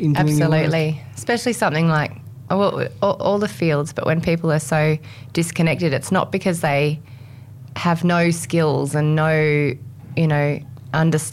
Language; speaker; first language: English; native; English